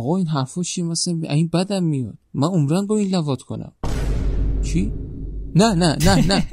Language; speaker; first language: Persian; native; Persian